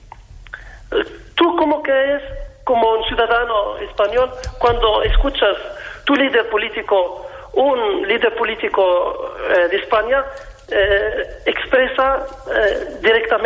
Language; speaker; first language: Spanish; non-native, fluent; Arabic